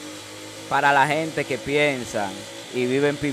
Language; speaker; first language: Spanish; native; Spanish